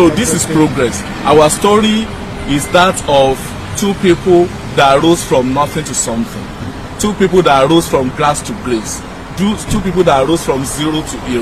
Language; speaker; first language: English; non-native, local second language; Yoruba